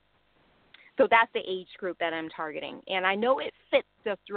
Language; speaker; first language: English; non-native, local second language; Cantonese